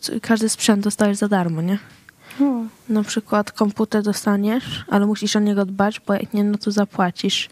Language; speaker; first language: Polish; early bilingual, heritage; Swedish